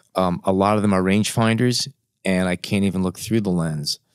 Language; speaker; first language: English; native; English